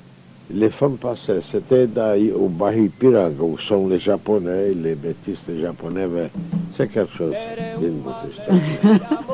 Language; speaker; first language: French; non-native, fluent; Portuguese